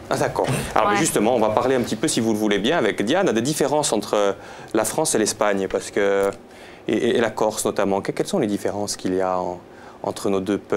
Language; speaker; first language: French; native; French